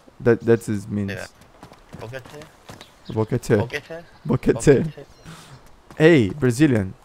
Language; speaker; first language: English; non-native, fluent; Portuguese